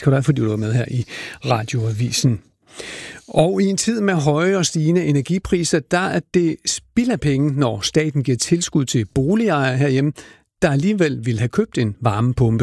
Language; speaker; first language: Danish; native; Danish